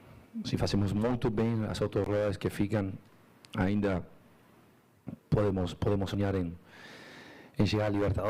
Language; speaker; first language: Portuguese; non-native, learner; Spanish